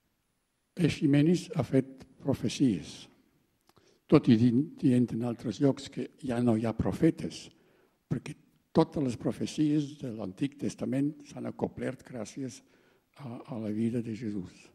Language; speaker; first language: Catalan; non-native, fluent; German